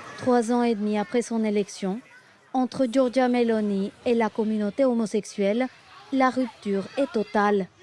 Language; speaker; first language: French; native; French